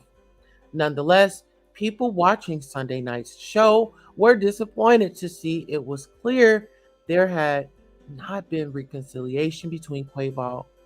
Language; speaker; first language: English; native; English